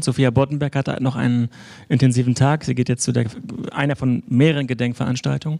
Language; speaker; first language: German; native; German